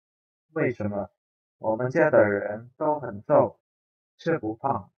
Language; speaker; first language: Chinese; non-native, fluent; Indonesian